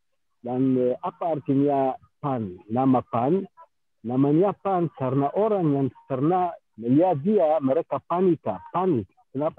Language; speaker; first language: Indonesian; non-native, fluent; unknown